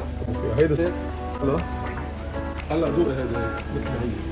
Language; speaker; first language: Arabic; native; Arabic